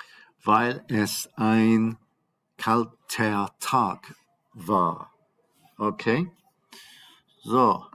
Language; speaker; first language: German; non-native, fluent; English